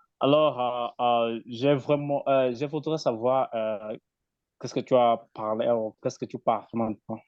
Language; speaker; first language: French; non-native, learner; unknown